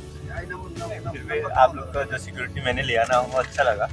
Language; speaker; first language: Hindi; non-native, learner; Bangla